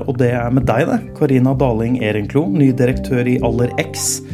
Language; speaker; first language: Norwegian; native; Norwegian